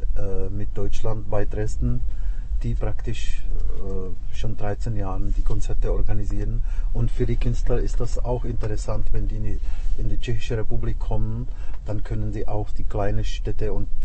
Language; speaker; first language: German; non-native, fluent; Czech